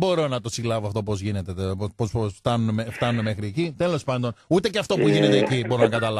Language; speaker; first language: Greek; native; Greek